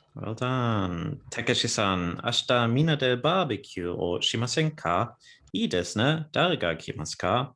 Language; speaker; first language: Japanese; non-native, fluent; English